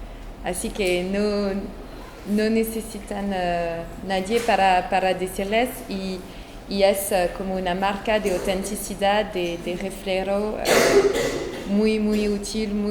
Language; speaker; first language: Spanish; non-native, fluent; French